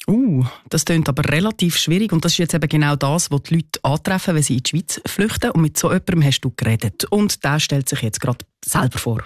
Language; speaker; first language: German; native; German